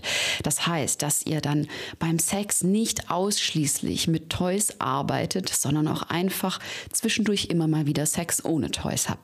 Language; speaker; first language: German; native; German